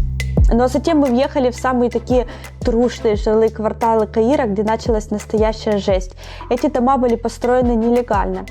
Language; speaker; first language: Russian; native; Russian